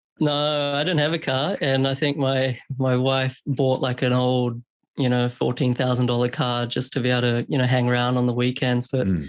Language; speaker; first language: English; early bilingual, other home language; Hindi